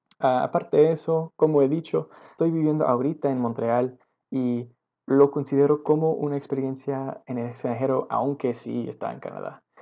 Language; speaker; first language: Spanish; non-native, learner; English